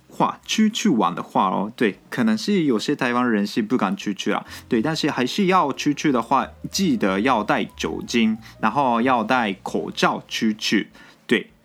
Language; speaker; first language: Chinese; non-native, fluent; Japanese